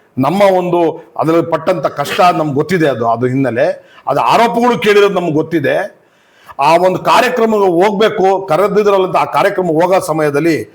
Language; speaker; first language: Kannada; non-native, local second language; Urdu